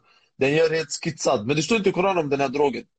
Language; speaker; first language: Swedish; early bilingual, other home language; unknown